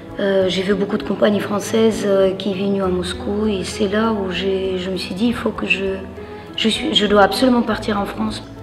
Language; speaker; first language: French; non-native, fluent; Russian